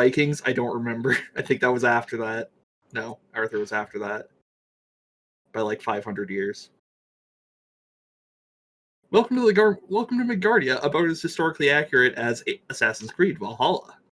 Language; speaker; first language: English; native; English